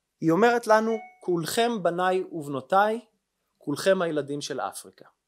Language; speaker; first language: Hebrew; native; Hebrew